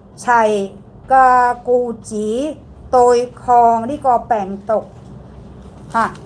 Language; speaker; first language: Cantonese; non-native, learner; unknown